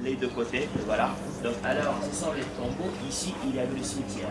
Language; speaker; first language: French; non-native, fluent; Uzbek